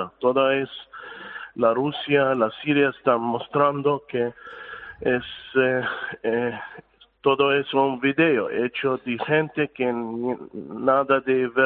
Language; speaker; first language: Spanish; non-native, fluent; Arabic